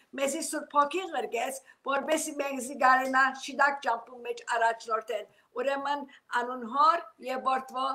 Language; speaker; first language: Armenian; early bilingual, heritage; Armenian